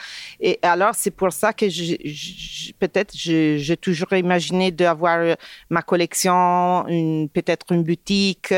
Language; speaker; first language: French; non-native, fluent; Italian